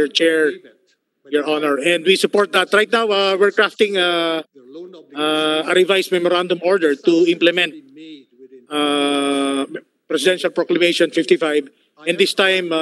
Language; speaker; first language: English; non-native, local second language; Filipino